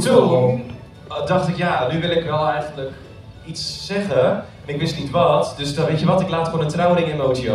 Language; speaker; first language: Dutch; native; Dutch